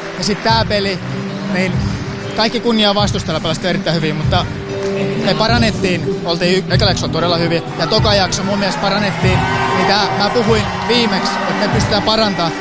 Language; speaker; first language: Finnish; non-native, fluent; Russian